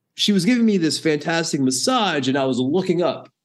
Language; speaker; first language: English; native; English